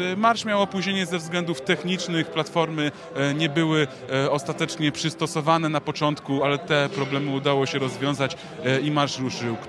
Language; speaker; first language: Polish; native; Polish